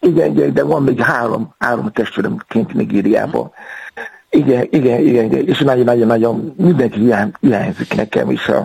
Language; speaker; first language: Hungarian; non-native, learner; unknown